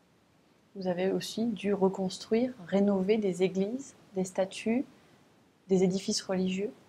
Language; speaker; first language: French; native; French